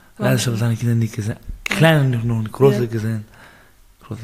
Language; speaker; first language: German; non-native, learner; Persian